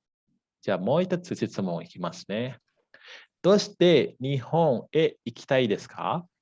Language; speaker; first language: Japanese; non-native, fluent; Indonesian